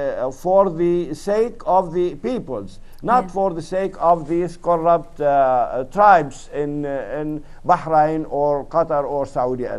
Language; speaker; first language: English; non-native, fluent; Arabic